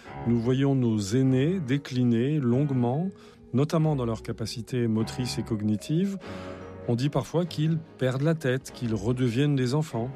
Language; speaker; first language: French; native; French